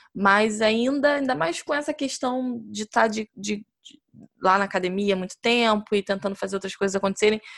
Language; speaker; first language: Portuguese; native; Portuguese